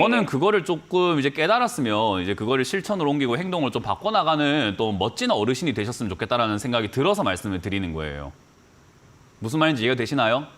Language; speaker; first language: Korean; native; Korean